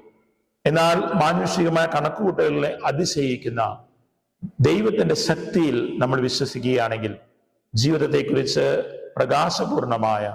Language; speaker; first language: Malayalam; native; Malayalam